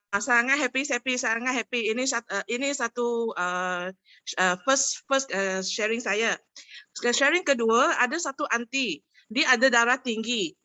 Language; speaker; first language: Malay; non-native, local second language; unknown